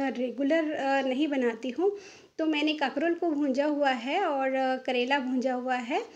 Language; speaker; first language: Hindi; non-native, local second language; Bangla